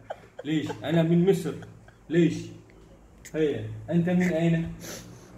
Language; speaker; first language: Arabic; non-native, fluent; Malay